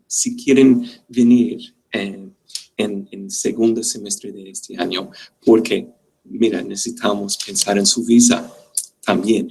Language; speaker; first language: Spanish; non-native, fluent; English